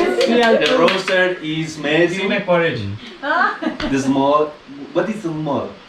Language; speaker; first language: English; non-native, learner; Spanish